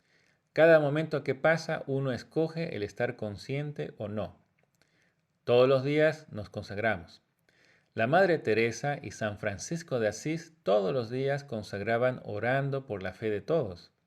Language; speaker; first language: Spanish; native; Spanish